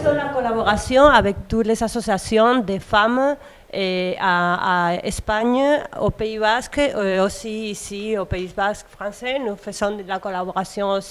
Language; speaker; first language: French; non-native, learner; Spanish